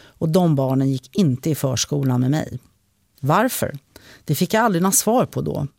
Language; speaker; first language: Swedish; early bilingual, other home language; French